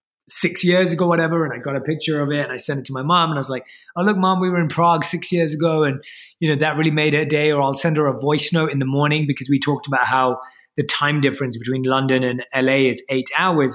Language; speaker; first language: English; native; English